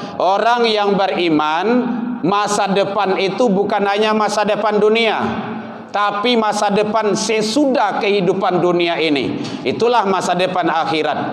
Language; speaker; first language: Malay; non-native, local second language; Minangkabau